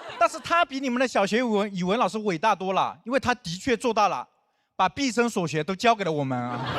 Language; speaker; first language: Chinese; non-native, local second language; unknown